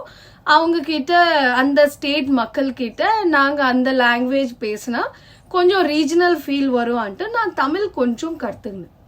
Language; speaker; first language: Tamil; non-native, learner; Telugu